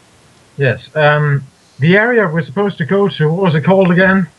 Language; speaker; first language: English; native; English